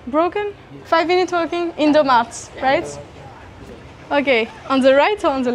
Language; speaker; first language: English; non-native, learner; French